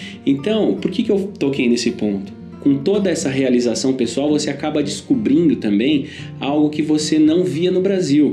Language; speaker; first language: Portuguese; native; Portuguese